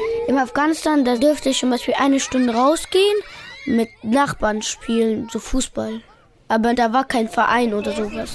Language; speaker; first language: German; early bilingual, other home language; Pashto